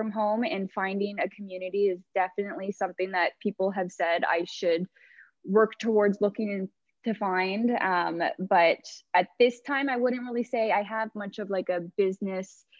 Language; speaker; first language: English; native; English